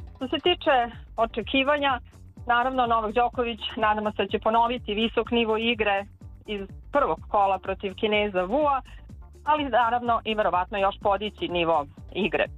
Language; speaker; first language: Serbian; native; Serbian